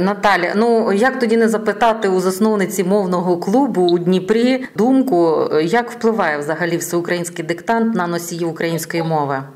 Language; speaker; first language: Ukrainian; native; Ukrainian